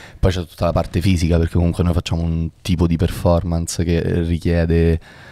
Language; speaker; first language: Italian; native; Italian